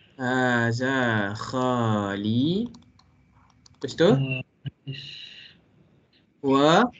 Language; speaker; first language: Arabic; non-native, fluent; Malay